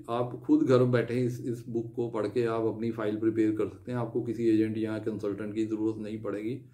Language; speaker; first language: Hindi; non-native, local second language; Punjabi